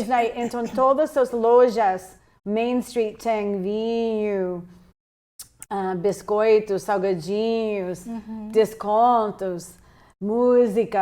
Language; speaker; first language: Portuguese; non-native, fluent; English